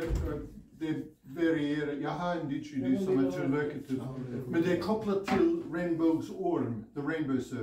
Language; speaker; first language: Swedish; non-native, learner; English